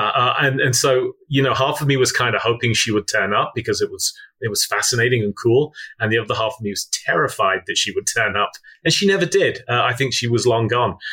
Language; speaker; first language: English; native; English